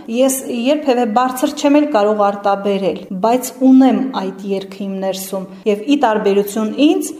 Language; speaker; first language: Armenian; native; Armenian